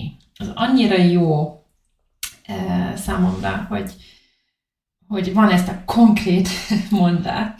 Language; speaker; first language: Hungarian; non-native, learner; English